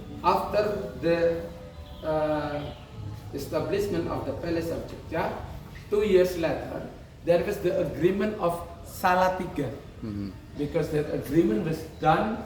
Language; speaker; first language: English; non-native, learner; Indonesian